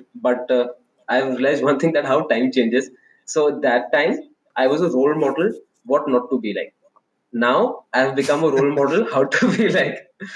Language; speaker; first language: English; non-native, local second language; Hindi